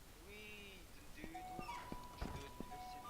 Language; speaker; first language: French; native; French